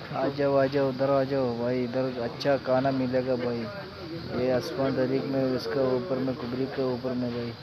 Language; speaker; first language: Hindi; non-native, local second language; Malayalam